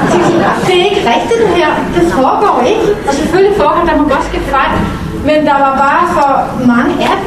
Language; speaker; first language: Danish; native; Danish